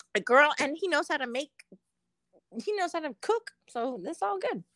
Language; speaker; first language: English; native; English